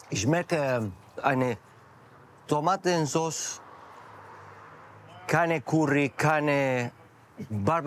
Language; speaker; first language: German; non-native, learner; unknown